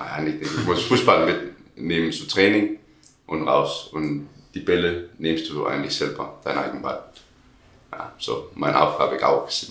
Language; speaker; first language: German; non-native, learner; Danish